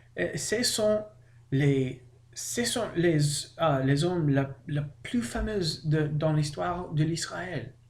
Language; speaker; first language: French; non-native, learner; English